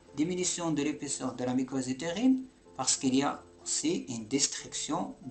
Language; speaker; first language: French; non-native, local second language; Arabic